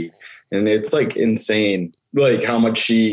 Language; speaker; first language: English; native; English